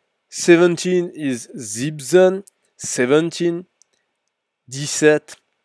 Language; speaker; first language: English; non-native, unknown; French